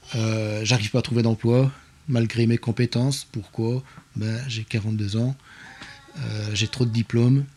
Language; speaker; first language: French; native; French